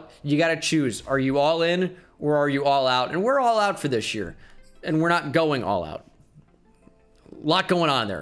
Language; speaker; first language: English; native; English